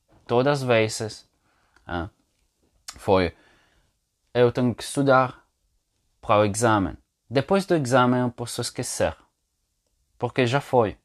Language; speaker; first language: Portuguese; non-native, fluent; Italian